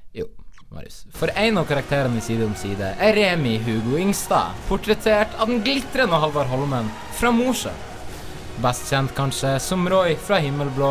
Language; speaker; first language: Norwegian; native; Norwegian